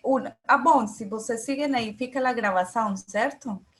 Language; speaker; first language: Portuguese; non-native, fluent; Spanish